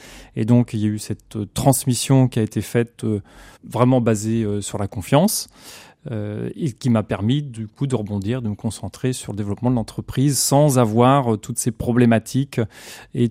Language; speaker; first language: French; native; French